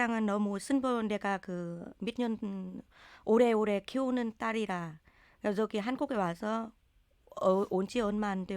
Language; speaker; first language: Korean; non-native, learner; Vietnamese